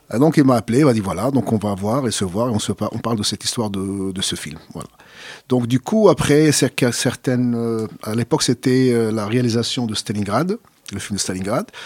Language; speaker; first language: French; non-native, fluent; Arabic